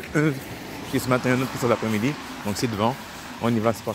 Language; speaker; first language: French; native; French